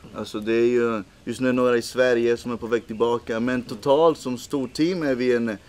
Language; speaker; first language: Swedish; early bilingual, other home language; Spanish